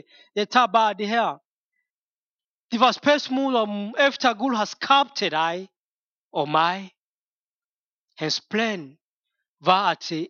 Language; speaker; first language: Danish; non-native, fluent; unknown